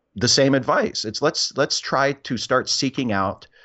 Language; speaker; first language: English; native; English